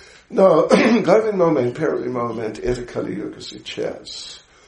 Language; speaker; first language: Russian; non-native, learner; English